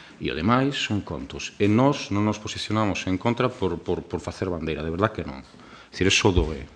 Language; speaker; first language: Galician; native; Galician